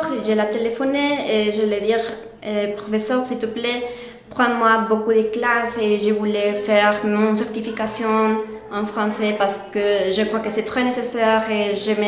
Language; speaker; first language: French; non-native, learner; Spanish